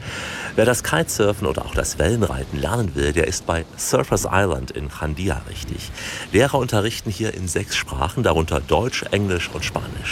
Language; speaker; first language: German; native; German